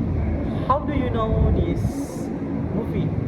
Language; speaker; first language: English; non-native, learner; Indonesian